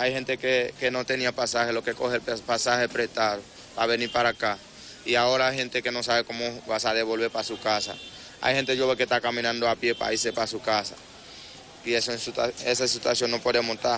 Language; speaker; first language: Spanish; non-native, learner; Haitian Creole